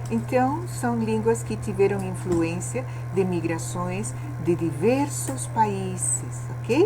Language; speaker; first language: Portuguese; non-native, fluent; Spanish